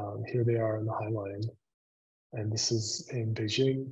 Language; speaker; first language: English; native; English